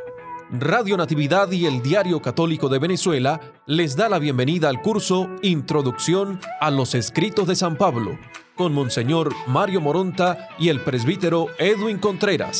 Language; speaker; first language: Spanish; native; Spanish